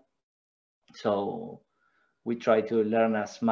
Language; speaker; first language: English; non-native, fluent; Spanish